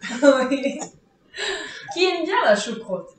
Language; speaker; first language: French; non-native, fluent; Czech